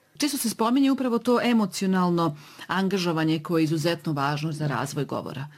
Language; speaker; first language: Bosnian; native; Bosnian